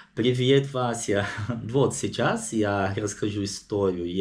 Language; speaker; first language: Russian; non-native, learner; Portuguese